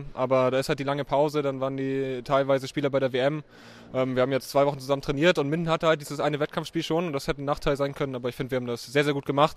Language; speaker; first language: German; native; German